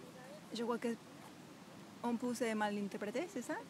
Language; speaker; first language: French; non-native, learner; Spanish